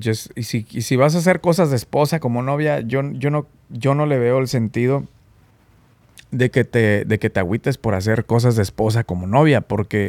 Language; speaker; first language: Spanish; early bilingual, heritage; Spanish